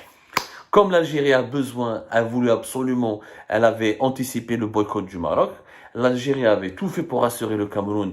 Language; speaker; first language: French; non-native, local second language; Arabic